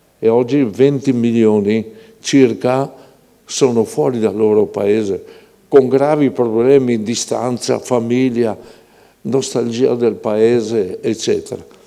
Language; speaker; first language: Italian; native; Italian